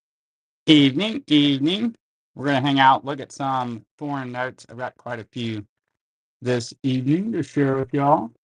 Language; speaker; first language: English; native; English